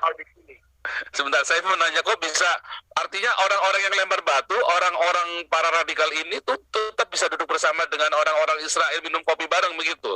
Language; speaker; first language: Indonesian; native; Indonesian